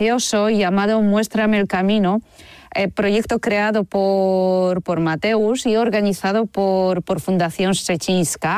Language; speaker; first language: Spanish; non-native, fluent; Polish